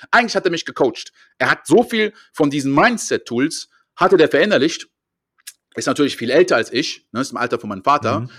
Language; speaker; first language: German; early bilingual, heritage; French